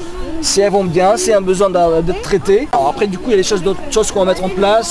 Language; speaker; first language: French; native; French